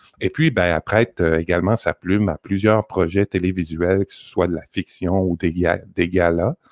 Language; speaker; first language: French; native; French